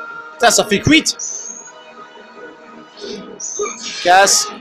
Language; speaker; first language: French; native; French